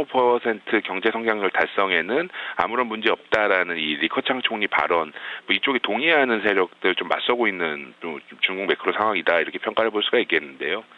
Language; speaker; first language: Korean; native; Korean